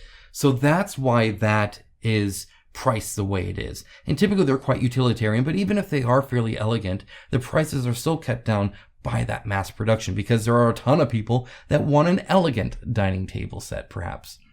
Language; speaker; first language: English; native; English